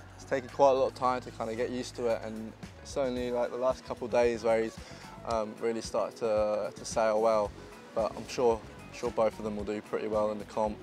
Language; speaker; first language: English; native; English